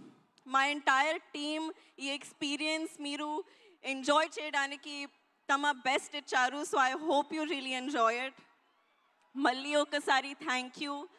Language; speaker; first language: Telugu; non-native, learner; Hindi